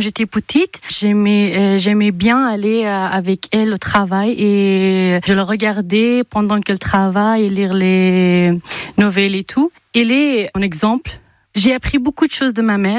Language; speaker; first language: French; non-native, fluent; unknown